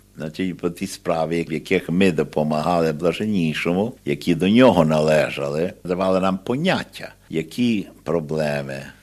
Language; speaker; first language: Ukrainian; early bilingual, heritage; Ukrainian